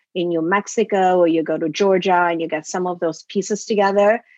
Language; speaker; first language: English; early bilingual, other home language; Italian